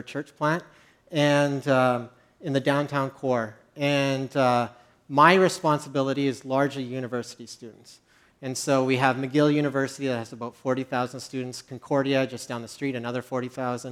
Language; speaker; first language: English; native; English